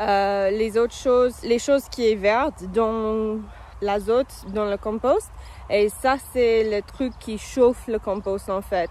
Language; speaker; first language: French; non-native, fluent; English